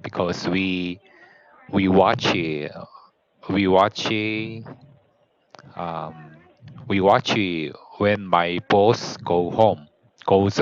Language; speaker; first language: English; non-native, learner; Korean